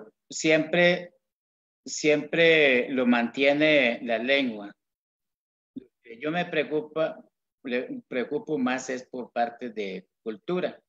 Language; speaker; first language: Spanish; non-native, local second language; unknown